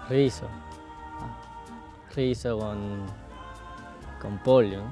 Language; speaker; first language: Italian; non-native, learner; Korean